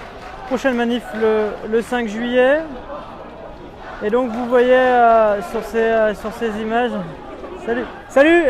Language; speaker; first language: French; native; French